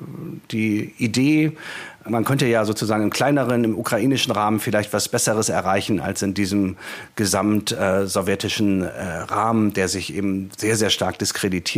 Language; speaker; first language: German; native; German